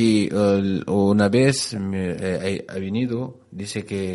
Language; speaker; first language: Spanish; non-native, learner; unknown